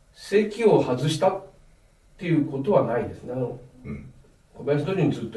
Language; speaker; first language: Japanese; native; Japanese